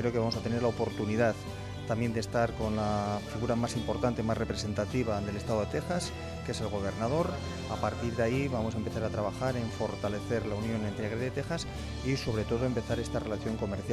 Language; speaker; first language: Spanish; native; Spanish